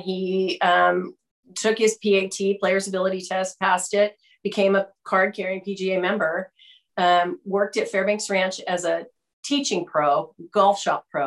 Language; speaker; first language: English; native; English